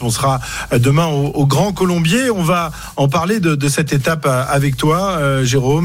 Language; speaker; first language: French; native; French